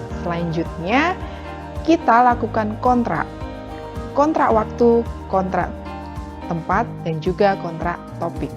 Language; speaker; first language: Indonesian; native; Indonesian